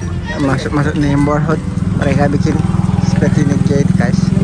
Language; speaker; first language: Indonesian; non-native, learner; Turkish